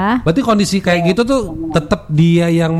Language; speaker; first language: Indonesian; native; Indonesian